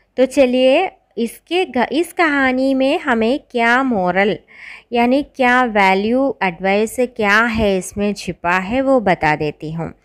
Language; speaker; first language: Hindi; non-native, local second language; Malayalam